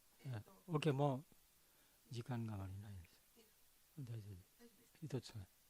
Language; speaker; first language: Japanese; non-native, fluent; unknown